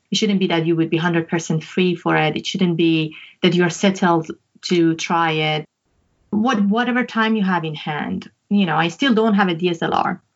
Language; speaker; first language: English; non-native, fluent; Persian